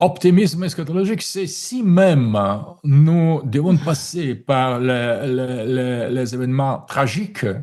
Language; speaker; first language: French; non-native, fluent; Russian